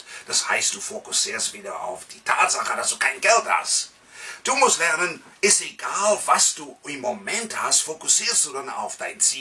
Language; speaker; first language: German; non-native, fluent; English